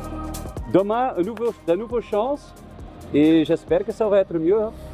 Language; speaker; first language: French; non-native, local second language; Dutch